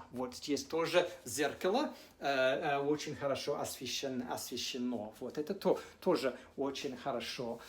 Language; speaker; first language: Russian; non-native, fluent; English